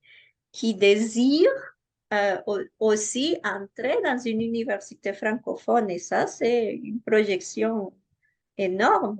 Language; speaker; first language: French; non-native, fluent; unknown